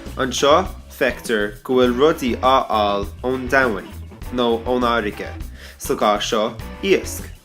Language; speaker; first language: Irish; non-native, local second language; English